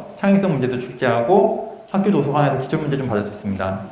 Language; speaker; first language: Korean; native; Korean